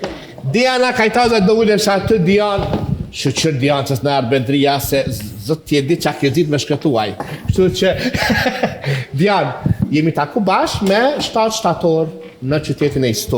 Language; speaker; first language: Albanian; native; Albanian